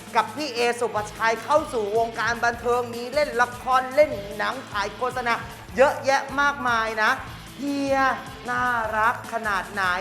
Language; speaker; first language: Thai; native; Thai